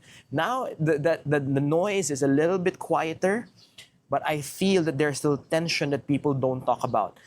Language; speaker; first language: English; non-native, local second language; Filipino